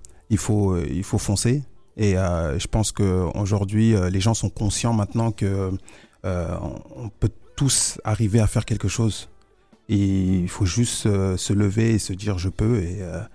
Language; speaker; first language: French; early bilingual, other home language; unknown